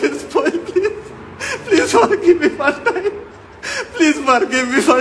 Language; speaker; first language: English; non-native, learner; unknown